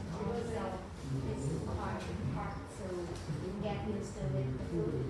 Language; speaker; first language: English; non-native, learner; Vietnamese